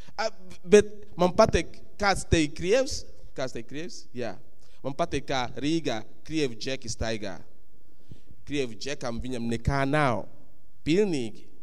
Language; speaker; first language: Latvian; non-native, fluent; English